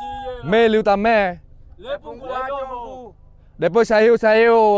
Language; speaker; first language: Portuguese; non-native, learner; Vietnamese